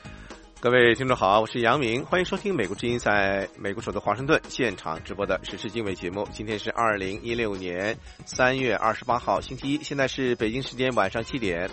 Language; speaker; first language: Chinese; native; Chinese